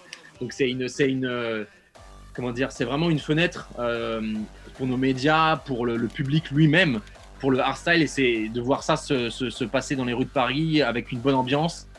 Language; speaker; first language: French; native; French